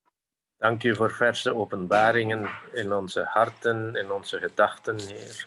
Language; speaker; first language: Dutch; non-native, fluent; Indonesian